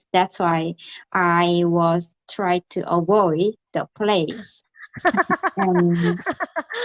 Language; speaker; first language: English; non-native, learner; Korean